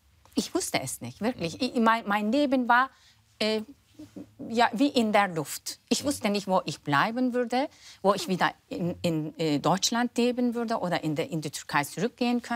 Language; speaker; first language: German; non-native, fluent; Turkish